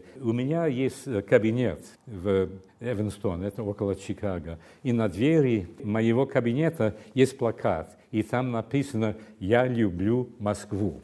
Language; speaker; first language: Russian; non-native, fluent; English